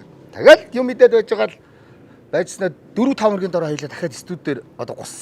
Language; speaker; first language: Mongolian; native; Mongolian